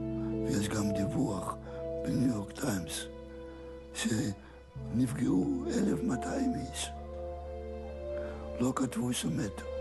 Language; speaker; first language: Hebrew; non-native, fluent; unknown